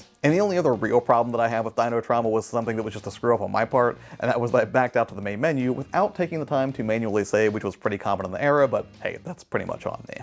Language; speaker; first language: English; native; English